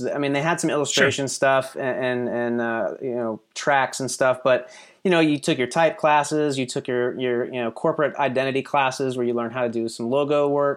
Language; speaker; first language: English; native; English